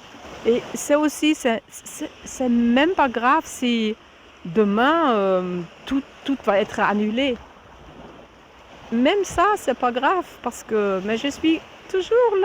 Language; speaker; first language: French; non-native, fluent; German